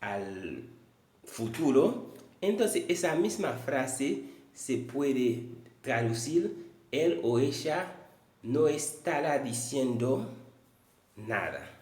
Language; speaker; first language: Spanish; non-native, fluent; Haitian Creole